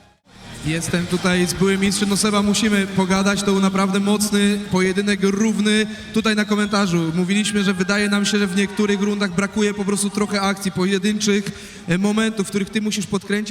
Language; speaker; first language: Polish; native; Polish